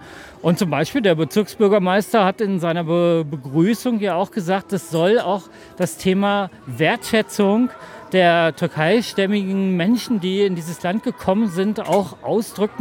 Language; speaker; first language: German; native; German